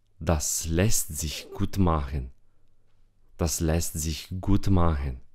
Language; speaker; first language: German; non-native, fluent; Romanian